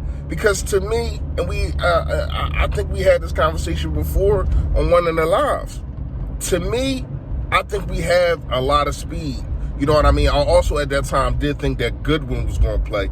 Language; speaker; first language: English; native; English